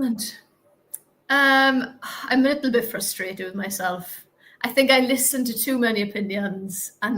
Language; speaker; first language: English; native; English